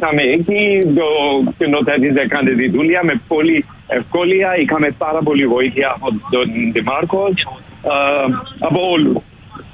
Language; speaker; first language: Greek; non-native, learner; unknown